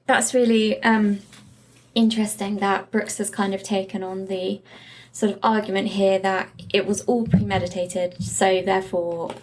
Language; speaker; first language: English; native; English